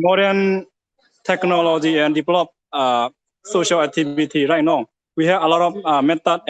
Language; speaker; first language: English; non-native, learner; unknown